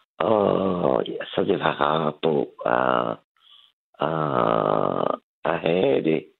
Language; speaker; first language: Danish; non-native, fluent; French